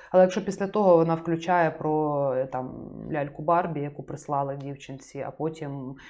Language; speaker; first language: Ukrainian; native; Ukrainian